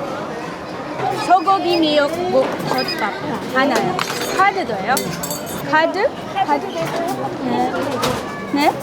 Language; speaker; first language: Korean; non-native, learner; Filipino